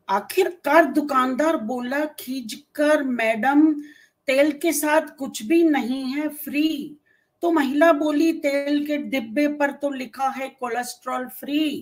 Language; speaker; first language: Hindi; native; Hindi